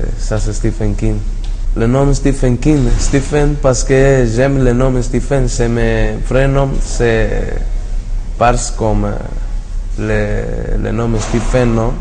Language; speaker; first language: French; non-native, learner; Spanish